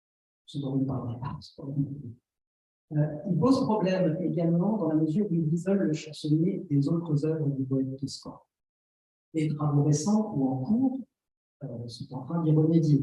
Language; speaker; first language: French; native; French